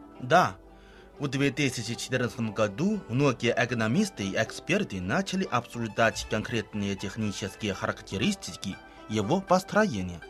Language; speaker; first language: Russian; non-native, fluent; Chinese